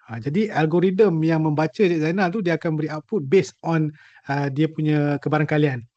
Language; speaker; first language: Malay; native; Malay